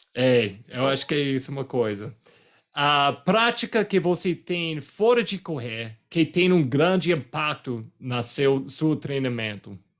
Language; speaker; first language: Portuguese; non-native, fluent; English